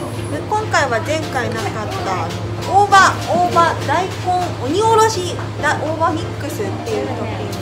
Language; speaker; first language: Japanese; native; Japanese